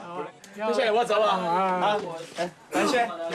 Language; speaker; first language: Chinese; non-native, learner; Korean